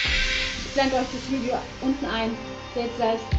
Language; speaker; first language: German; early bilingual, other home language; Turkish